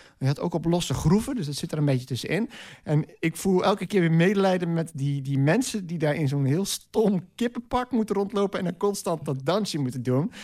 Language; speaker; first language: Dutch; native; Dutch